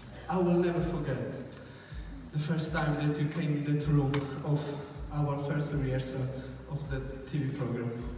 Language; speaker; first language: English; non-native, fluent; Italian